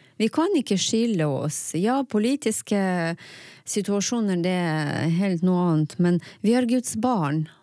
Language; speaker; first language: Norwegian; non-native, fluent; Ukrainian